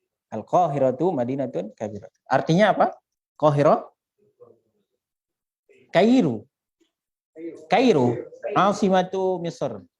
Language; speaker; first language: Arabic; non-native, fluent; Indonesian